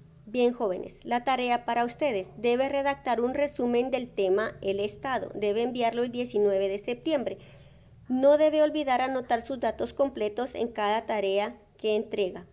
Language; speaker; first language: Spanish; native; Spanish